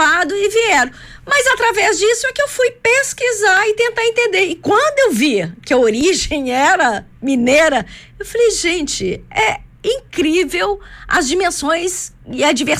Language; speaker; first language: Portuguese; native; Portuguese